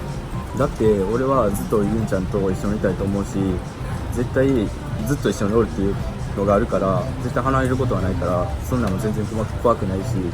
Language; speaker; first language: Japanese; native; Japanese